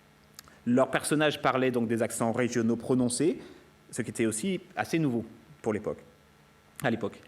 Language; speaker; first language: French; native; French